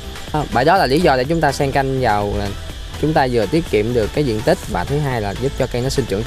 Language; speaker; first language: Vietnamese; native; Vietnamese